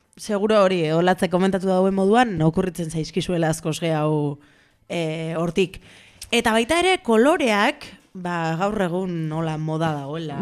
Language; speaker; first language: Basque; non-native, local second language; Spanish